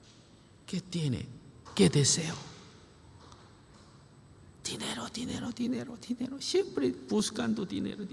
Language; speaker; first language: Spanish; non-native, learner; Korean